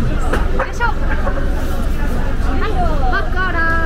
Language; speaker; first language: Japanese; native; Japanese